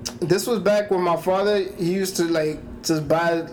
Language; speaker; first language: English; early bilingual, other home language; Spanish